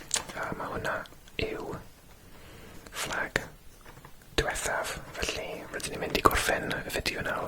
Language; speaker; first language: Welsh; non-native, local second language; English